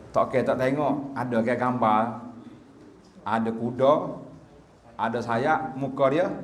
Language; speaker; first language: Malay; native; Malay